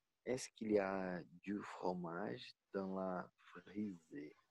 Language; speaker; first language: French; non-native, learner; Portuguese